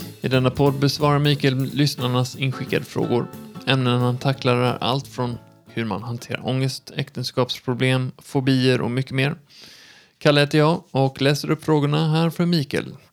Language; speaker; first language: Swedish; native; Swedish